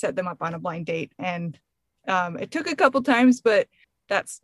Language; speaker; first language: English; native; English